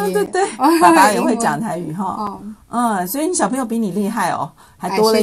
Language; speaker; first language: Chinese; native; Chinese